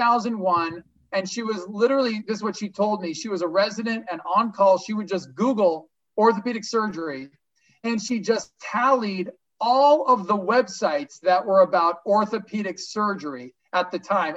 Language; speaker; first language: English; native; English